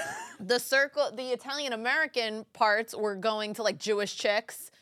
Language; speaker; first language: English; early bilingual, other home language; Italian